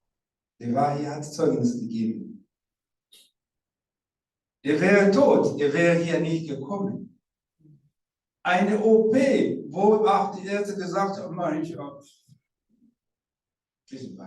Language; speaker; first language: German; non-native, learner; Rundi